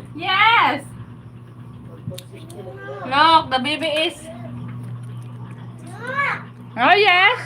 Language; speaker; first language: English; non-native, local second language; Cebuano